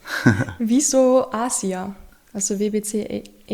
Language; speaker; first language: German; native; German